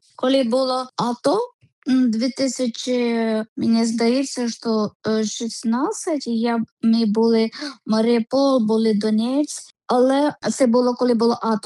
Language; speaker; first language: Ukrainian; non-native, learner; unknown